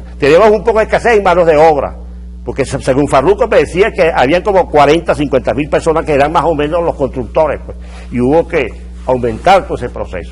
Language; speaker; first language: Spanish; native; Spanish